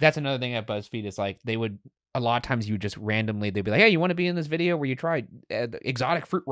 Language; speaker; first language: English; native; English